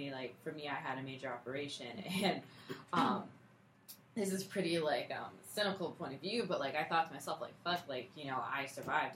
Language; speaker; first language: English; native; English